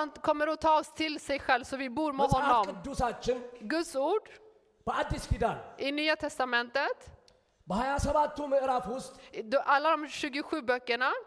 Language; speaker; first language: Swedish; non-native, fluent; Amharic